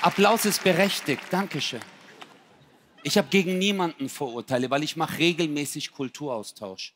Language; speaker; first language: German; early bilingual, other home language; Turkish